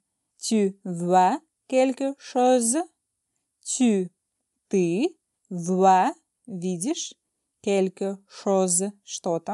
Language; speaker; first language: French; non-native, fluent; Russian